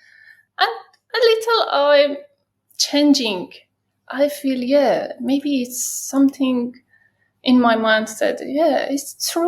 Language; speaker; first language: English; non-native, learner; Persian